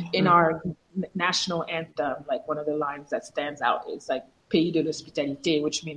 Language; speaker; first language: English; non-native, fluent; French